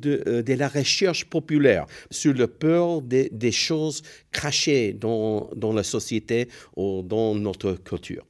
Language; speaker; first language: French; non-native, fluent; English